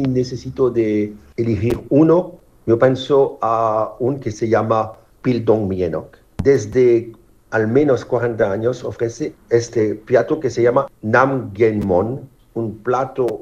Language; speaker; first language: Spanish; non-native, fluent; French